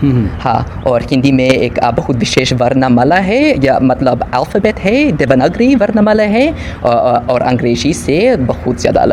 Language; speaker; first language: Hindi; non-native, learner; English